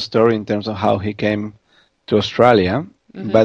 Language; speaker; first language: English; non-native, fluent; Spanish